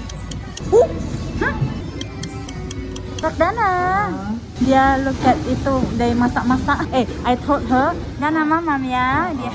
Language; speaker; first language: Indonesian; non-native, learner; Korean